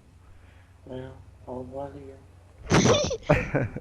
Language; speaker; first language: French; non-native, fluent; Portuguese